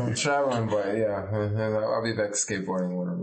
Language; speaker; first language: English; native; English